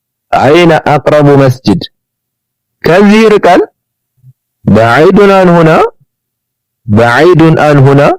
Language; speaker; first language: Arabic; non-native, fluent; Amharic